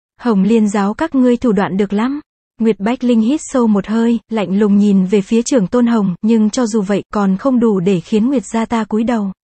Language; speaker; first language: Vietnamese; native; Vietnamese